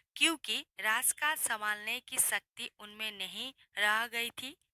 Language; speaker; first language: Hindi; non-native, local second language; Assamese